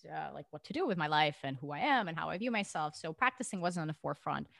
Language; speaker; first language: English; non-native, fluent; Russian